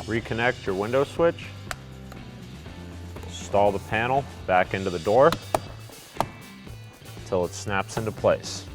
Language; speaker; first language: English; native; English